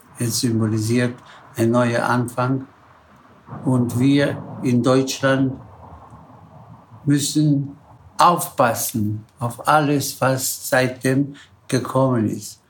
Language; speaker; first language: German; non-native, fluent; Spanish